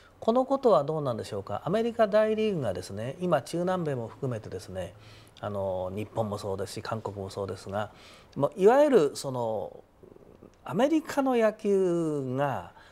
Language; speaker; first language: Japanese; native; Japanese